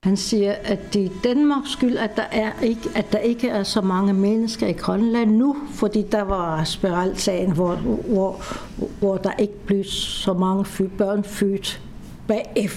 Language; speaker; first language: Danish; non-native, local second language; Kalaallisut